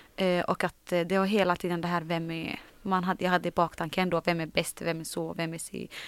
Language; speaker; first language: Swedish; early bilingual, other home language; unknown